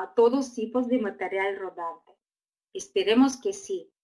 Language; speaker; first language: Spanish; non-native, fluent; Uzbek